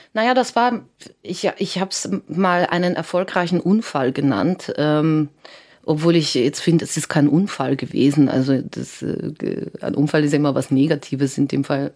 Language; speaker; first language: German; early bilingual, other home language; Serbian